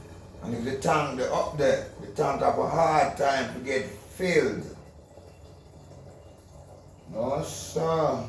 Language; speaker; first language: English; non-native, local second language; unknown